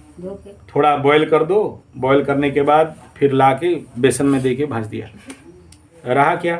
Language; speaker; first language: Hindi; non-native, local second language; Odia